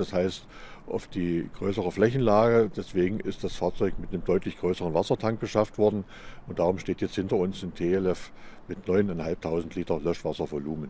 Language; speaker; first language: German; native; German